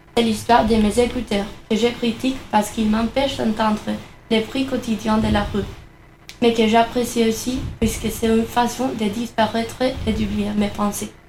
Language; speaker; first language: French; non-native, learner; Spanish